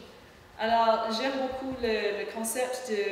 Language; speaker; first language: French; non-native, learner; English